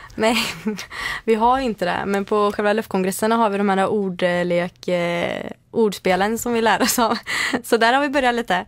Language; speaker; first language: Swedish; native; Swedish